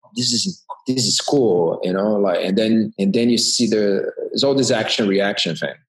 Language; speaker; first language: English; non-native, fluent; Portuguese